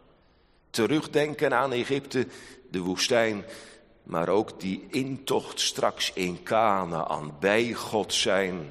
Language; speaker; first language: Dutch; native; Dutch